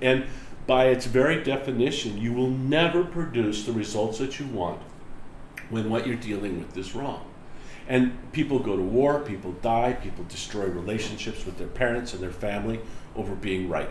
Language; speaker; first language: English; native; English